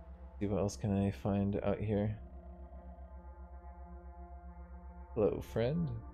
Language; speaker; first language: English; native; English